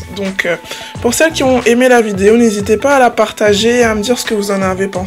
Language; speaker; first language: French; native; French